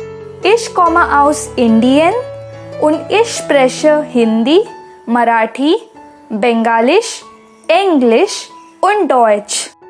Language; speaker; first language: German; non-native, fluent; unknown